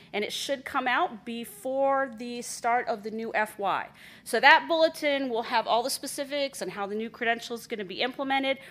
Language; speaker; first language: English; native; English